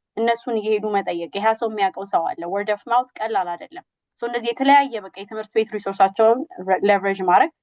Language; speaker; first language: Amharic; native; Amharic